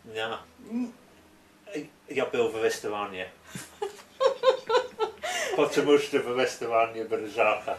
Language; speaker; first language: Russian; non-native, learner; English